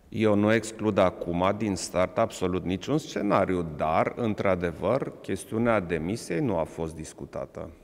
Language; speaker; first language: Romanian; non-native, local second language; German